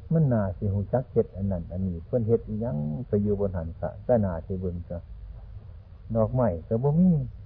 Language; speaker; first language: Thai; non-native, local second language; Northeastern Thai